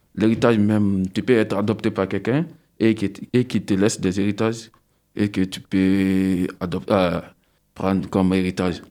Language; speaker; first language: French; non-native, local second language; Susu